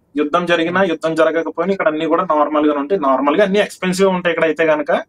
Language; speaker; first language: Telugu; native; Telugu